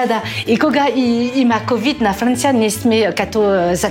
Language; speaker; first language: Bulgarian; non-native, learner; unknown